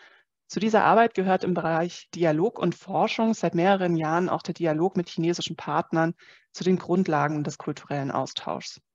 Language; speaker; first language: German; native; German